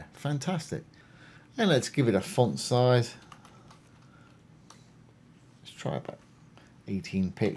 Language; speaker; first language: English; native; English